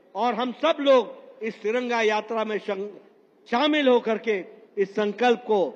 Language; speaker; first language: Hindi; native; Hindi